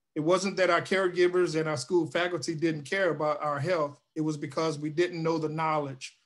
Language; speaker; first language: English; native; English